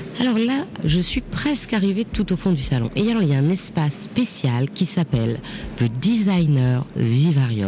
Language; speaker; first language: French; native; French